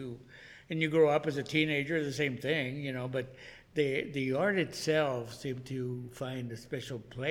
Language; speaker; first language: English; native; English